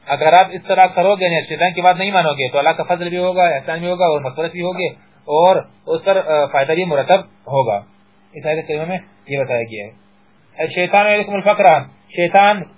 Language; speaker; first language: Urdu; non-native, local second language; Pashto